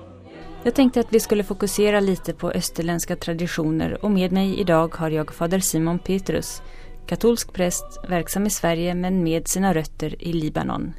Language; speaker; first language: Swedish; native; Swedish